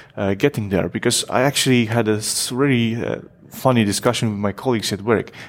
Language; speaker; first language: English; non-native, fluent; Polish